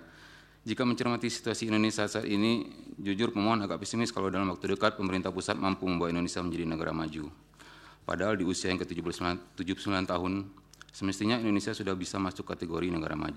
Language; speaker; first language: Indonesian; native; Indonesian